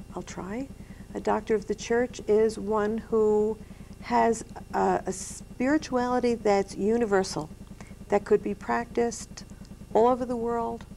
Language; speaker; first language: English; native; English